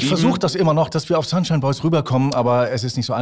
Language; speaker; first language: German; native; German